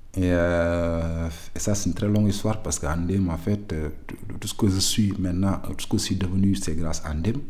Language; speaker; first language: French; non-native, local second language; Wolof